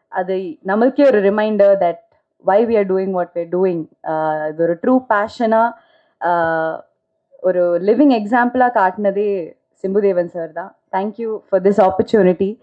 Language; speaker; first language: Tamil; non-native, local second language; Malayalam